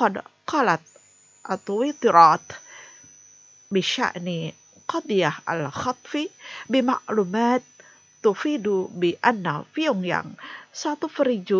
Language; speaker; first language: Arabic; non-native, fluent; Indonesian